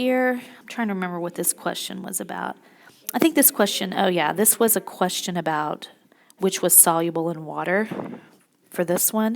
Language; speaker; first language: English; native; English